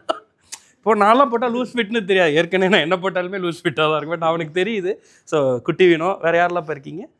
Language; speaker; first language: Tamil; native; Tamil